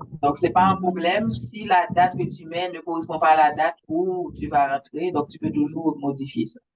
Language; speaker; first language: French; native; French